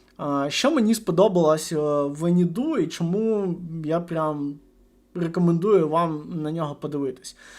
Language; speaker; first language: Ukrainian; non-native, local second language; Russian